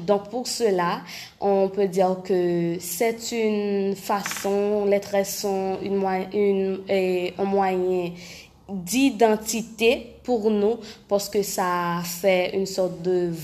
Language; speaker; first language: French; non-native, local second language; Haitian Creole